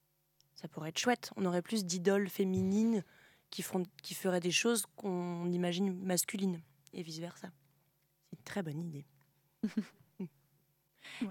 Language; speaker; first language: French; native; French